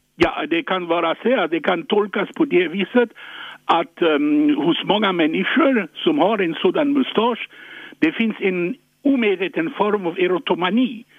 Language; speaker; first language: Swedish; non-native, fluent; French